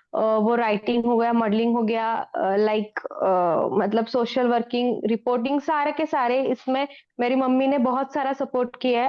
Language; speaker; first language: Hindi; non-native, local second language; Marathi